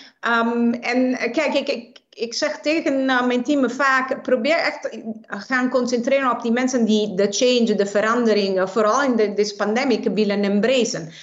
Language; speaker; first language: Dutch; non-native, fluent; Italian